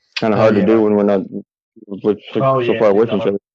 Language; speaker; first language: English; native; English